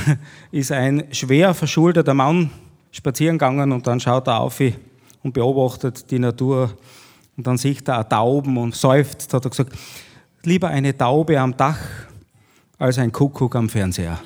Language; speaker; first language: German; native; German